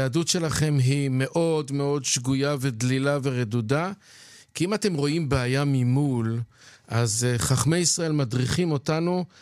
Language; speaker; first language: Hebrew; native; Hebrew